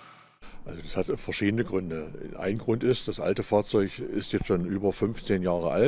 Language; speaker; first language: German; native; German